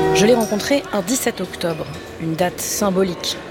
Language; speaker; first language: French; native; French